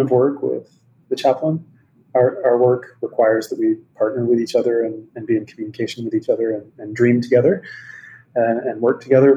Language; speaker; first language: English; native; English